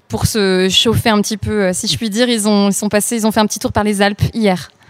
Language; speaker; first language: French; native; French